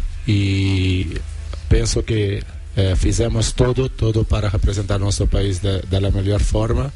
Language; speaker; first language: Spanish; non-native, fluent; Portuguese